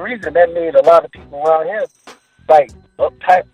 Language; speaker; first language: English; native; English